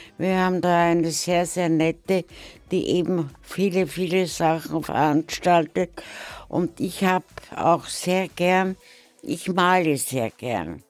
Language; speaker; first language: German; native; German